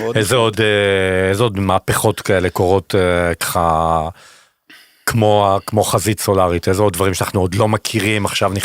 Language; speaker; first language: Hebrew; native; Hebrew